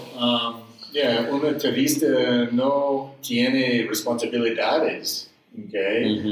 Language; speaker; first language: Spanish; non-native, learner; English